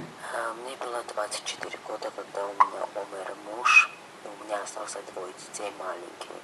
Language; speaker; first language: Russian; non-native, fluent; Georgian